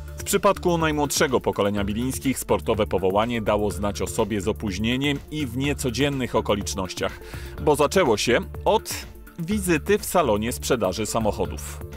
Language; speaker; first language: Polish; native; Polish